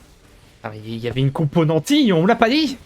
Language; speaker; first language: French; native; French